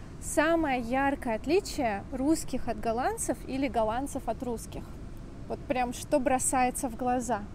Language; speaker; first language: Russian; native; Russian